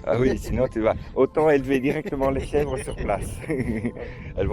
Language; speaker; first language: French; native; French